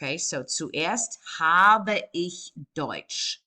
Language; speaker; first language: German; non-native, fluent; English